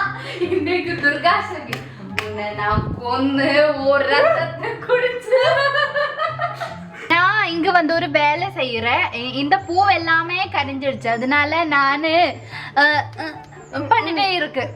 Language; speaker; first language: Tamil; non-native, learner; Malayalam